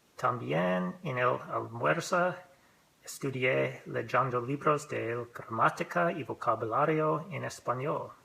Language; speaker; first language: Spanish; non-native, learner; English